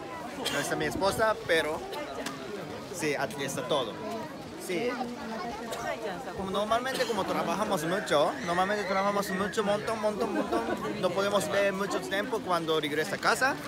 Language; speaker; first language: Spanish; non-native, learner; Japanese